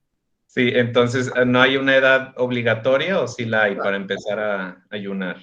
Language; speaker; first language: Spanish; native; Spanish